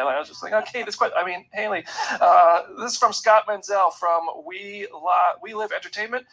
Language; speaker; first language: English; native; English